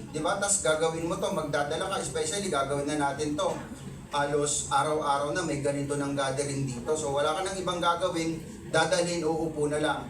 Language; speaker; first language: Filipino; non-native, local second language; Cebuano